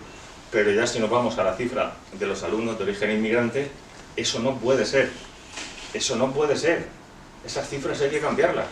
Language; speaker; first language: Spanish; native; Spanish